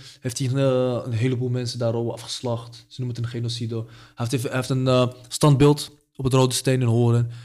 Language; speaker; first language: Dutch; early bilingual, other home language; Arabic